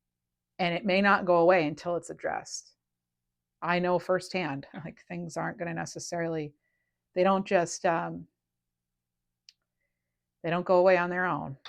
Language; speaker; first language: English; native; English